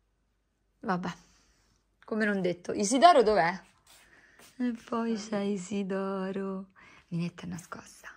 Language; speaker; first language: Italian; native; Italian